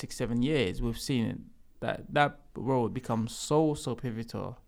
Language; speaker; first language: English; early bilingual, other home language; Lingala